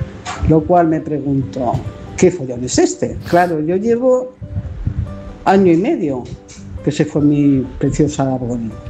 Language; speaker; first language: Spanish; native; Spanish